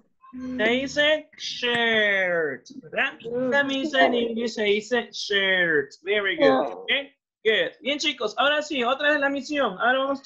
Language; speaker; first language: Spanish; native; Spanish